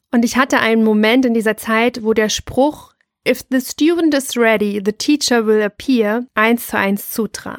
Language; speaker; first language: German; native; German